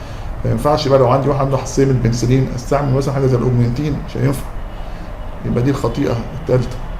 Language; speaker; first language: Arabic; native; Arabic